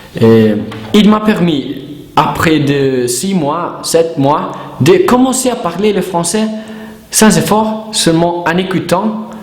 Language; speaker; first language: French; non-native, learner; Italian